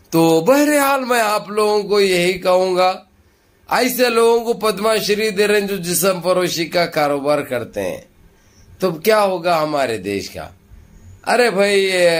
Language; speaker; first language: Urdu; native; Urdu